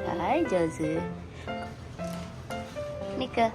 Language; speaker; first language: Japanese; non-native, fluent; Filipino